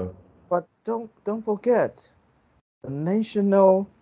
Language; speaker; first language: English; non-native, fluent; Chinese